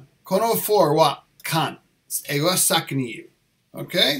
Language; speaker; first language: Japanese; non-native, learner; English